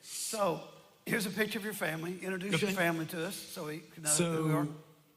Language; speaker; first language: English; native; English